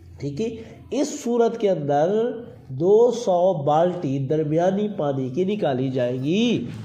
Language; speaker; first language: Urdu; non-native, local second language; Saraiki